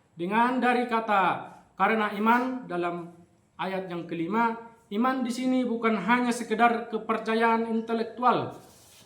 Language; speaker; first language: Indonesian; native; Indonesian